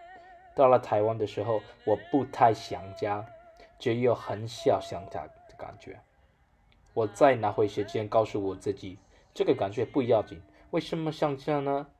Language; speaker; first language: Chinese; non-native, learner; English